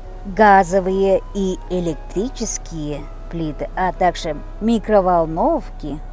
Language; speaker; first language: Russian; non-native, local second language; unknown